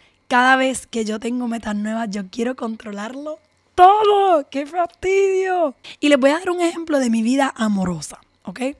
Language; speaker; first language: Spanish; early bilingual, heritage; Spanish